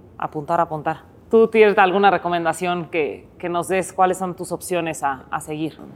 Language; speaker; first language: Spanish; native; Spanish